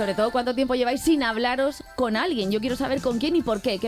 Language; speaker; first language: Spanish; native; Spanish